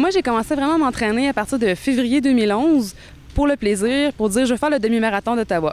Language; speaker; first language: French; native; French